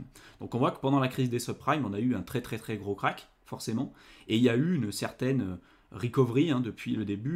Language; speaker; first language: French; native; French